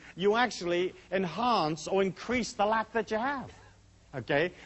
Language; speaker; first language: English; native; English